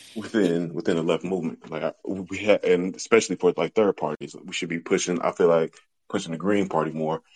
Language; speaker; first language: English; native; English